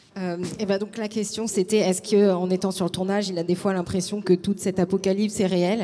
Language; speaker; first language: French; native; French